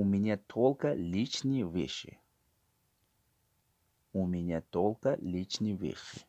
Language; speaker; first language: Russian; non-native, learner; Tajik